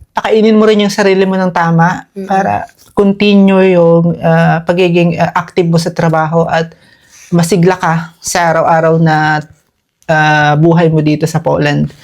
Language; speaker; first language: Filipino; native; Filipino